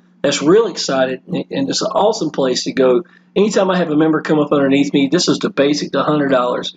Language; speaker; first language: English; native; English